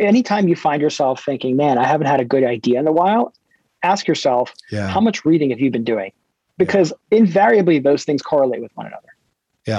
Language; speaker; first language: English; early bilingual, other home language; Hebrew